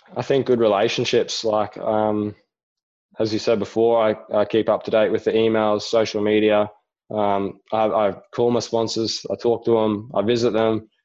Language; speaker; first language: English; native; English